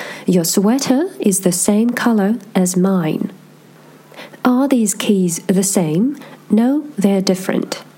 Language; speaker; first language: English; non-native, fluent; Russian